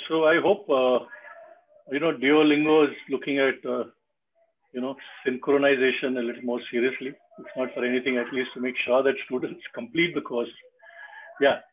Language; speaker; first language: English; non-native, local second language; Marathi